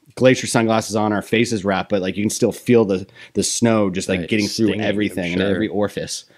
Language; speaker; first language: English; native; English